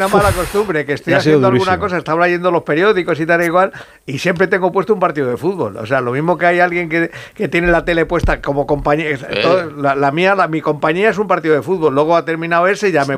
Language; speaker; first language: Spanish; native; Spanish